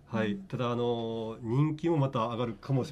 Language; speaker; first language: Japanese; native; Japanese